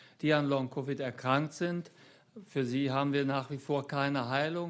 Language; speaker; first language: German; native; German